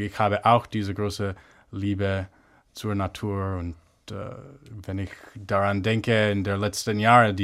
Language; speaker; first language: German; non-native, fluent; English